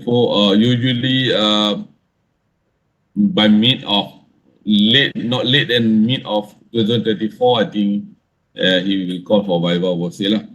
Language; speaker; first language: English; non-native, local second language; Malay